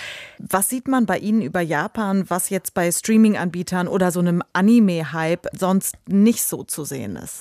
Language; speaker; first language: German; native; German